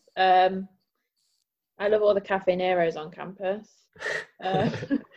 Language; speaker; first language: English; native; English